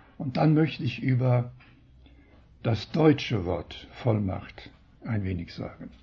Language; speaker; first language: German; early bilingual, heritage; German